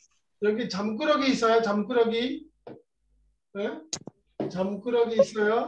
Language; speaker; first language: Korean; non-native, fluent; Bangla